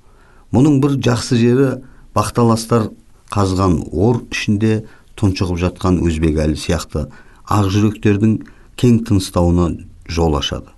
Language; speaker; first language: Kazakh; native; Kazakh